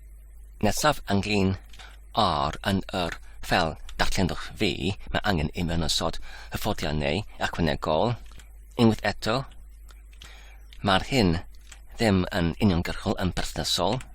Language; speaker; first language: Welsh; non-native, fluent; English